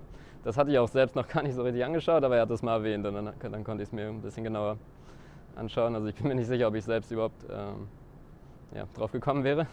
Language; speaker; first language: German; native; German